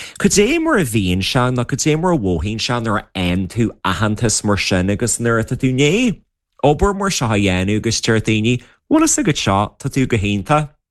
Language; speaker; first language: Irish; native; Irish